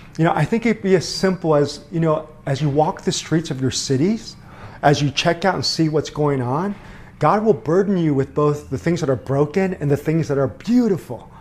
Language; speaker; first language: English; early bilingual, other home language; Korean